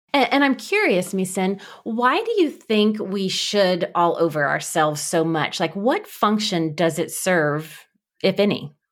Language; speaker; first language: English; native; English